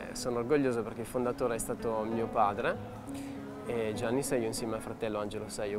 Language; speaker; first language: Italian; native; Italian